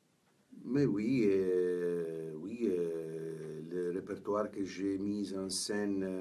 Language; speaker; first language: French; non-native, fluent; Italian